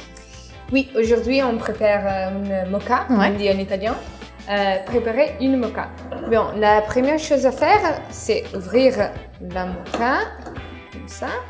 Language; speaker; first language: French; non-native, fluent; Italian